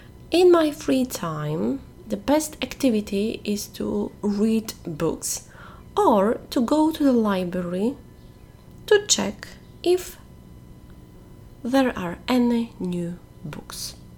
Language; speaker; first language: English; non-native, fluent; Polish